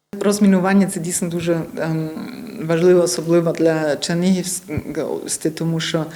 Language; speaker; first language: Ukrainian; non-native, learner; German